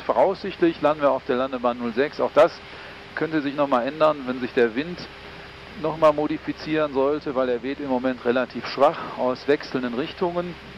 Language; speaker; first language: German; native; German